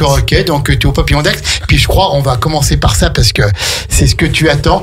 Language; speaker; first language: French; native; French